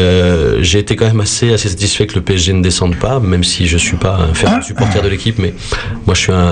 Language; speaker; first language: French; native; French